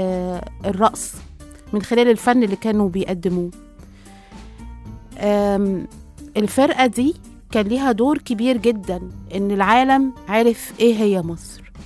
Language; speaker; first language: Arabic; native; Arabic